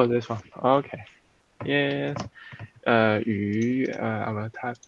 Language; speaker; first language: English; non-native, fluent; Chinese